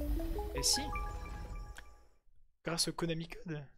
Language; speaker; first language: French; native; French